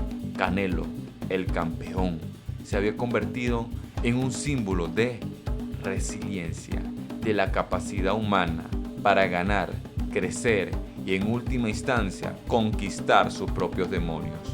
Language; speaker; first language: Spanish; native; Spanish